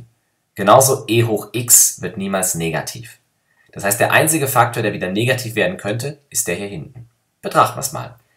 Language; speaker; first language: German; native; German